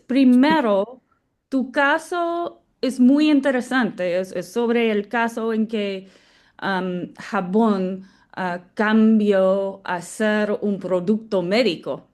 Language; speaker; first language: Spanish; non-native, fluent; English